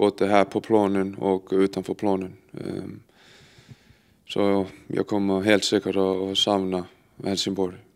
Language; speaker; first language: Swedish; non-native, fluent; Icelandic